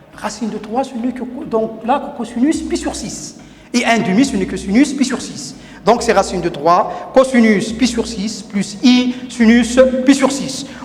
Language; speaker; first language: French; non-native, local second language; Arabic